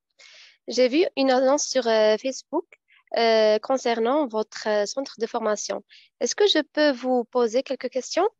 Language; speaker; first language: French; non-native, fluent; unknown